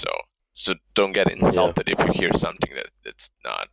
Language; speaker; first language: English; non-native, fluent; Bosnian